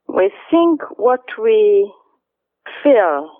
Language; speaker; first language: English; non-native, fluent; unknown